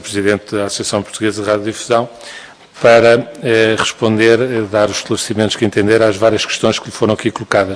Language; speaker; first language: Portuguese; native; Portuguese